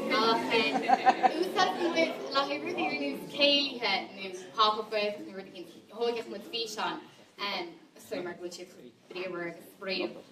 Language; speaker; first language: Irish; non-native, local second language; English